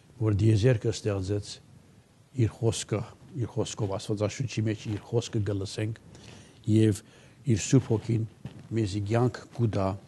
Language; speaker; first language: Armenian; early bilingual, heritage; Armenian